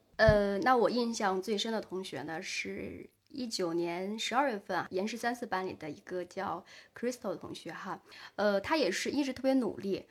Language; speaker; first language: Chinese; native; Chinese